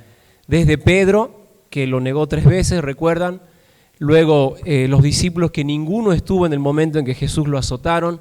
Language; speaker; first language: Spanish; native; Spanish